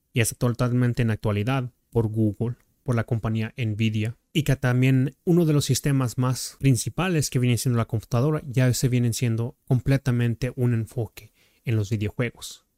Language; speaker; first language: Spanish; early bilingual, heritage; Spanish